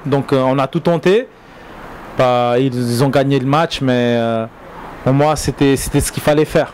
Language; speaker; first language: French; native; French